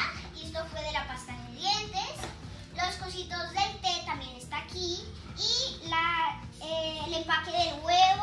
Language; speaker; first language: Spanish; native; Spanish